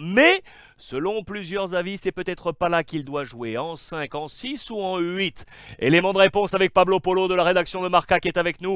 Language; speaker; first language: French; native; French